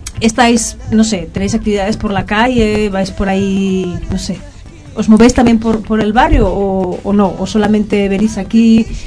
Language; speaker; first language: Spanish; non-native, local second language; Catalan